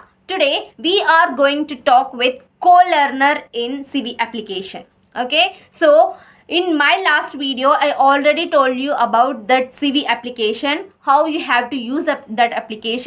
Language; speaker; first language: English; non-native, learner; Kannada